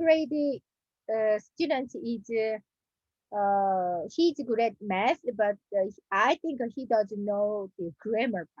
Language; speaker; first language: English; non-native, learner; Korean